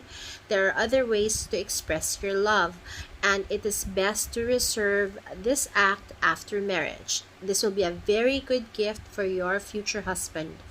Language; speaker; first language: English; non-native, local second language; Filipino